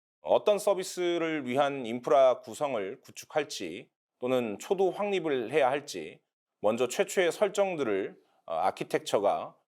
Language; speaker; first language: Korean; native; Korean